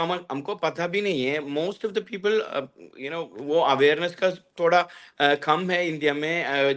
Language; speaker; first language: Hindi; non-native, local second language; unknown